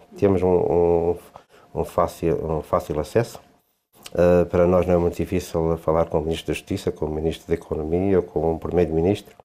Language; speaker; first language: Portuguese; native; Portuguese